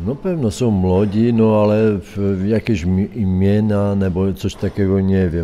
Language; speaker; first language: Polish; non-native, learner; Czech